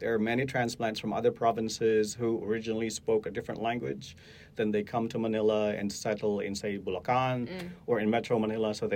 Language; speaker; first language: English; non-native, local second language; Hiligaynon